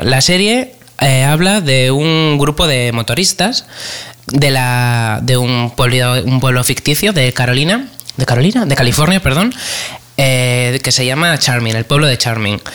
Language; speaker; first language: Spanish; native; Spanish